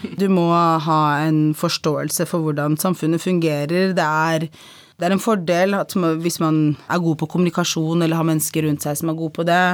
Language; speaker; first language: Norwegian; early bilingual, other home language; Arabic